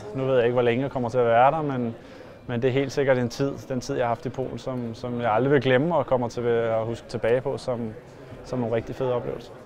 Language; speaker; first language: Danish; native; Danish